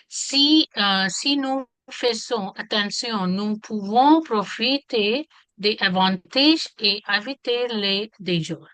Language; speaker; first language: French; non-native, learner; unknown